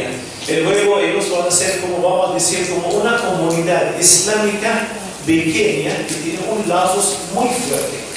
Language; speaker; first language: Spanish; non-native, fluent; Arabic